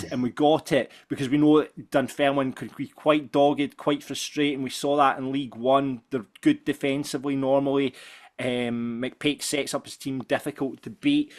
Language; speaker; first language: English; native; English